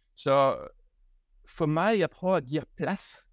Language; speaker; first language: Danish; non-native, fluent; French